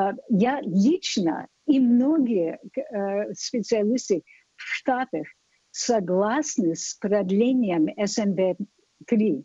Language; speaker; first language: Russian; non-native, fluent; English